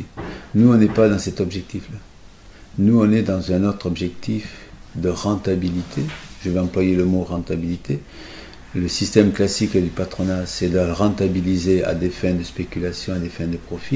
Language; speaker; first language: French; native; French